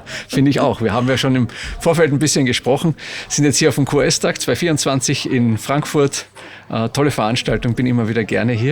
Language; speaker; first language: German; native; German